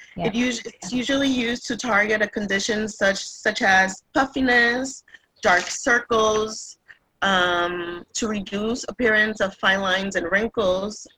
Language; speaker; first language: English; non-native, fluent; Spanish